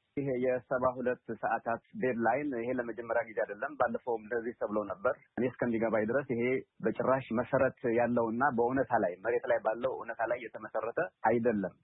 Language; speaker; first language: Amharic; non-native, local second language; Tigrinya